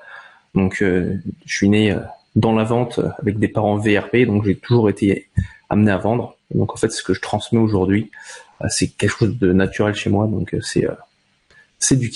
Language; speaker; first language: French; native; French